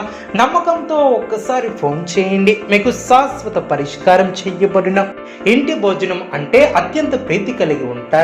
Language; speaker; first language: Telugu; native; Telugu